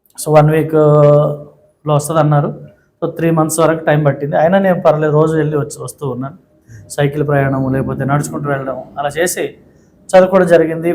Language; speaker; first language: Telugu; non-native, local second language; Kannada